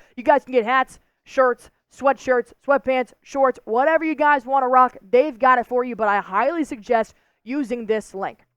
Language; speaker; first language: English; native; English